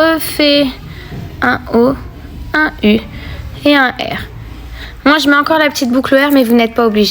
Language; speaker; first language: French; native; French